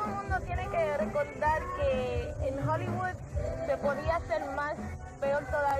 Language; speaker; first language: Spanish; early bilingual, heritage; English